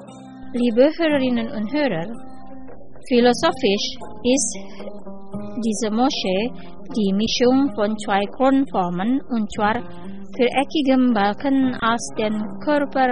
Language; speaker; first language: German; non-native, fluent; Indonesian